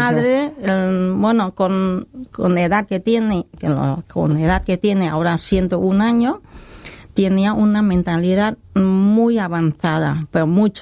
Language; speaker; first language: Spanish; non-native, learner; Khmer